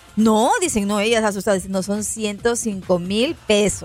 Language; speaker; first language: Spanish; native; Spanish